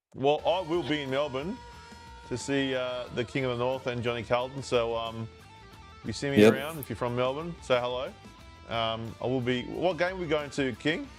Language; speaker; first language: English; native; English